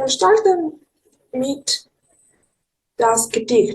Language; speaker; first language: German; non-native, learner; Ukrainian